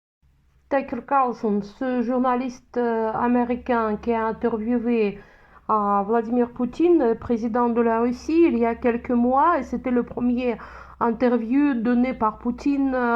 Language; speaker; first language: French; non-native, fluent; Russian